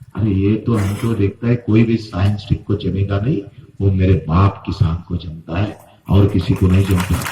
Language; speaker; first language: Hindi; non-native, local second language; Marathi